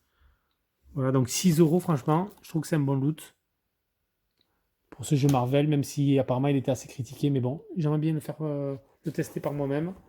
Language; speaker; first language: French; native; French